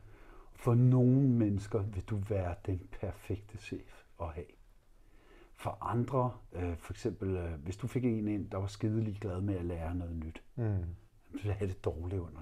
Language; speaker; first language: Danish; native; Danish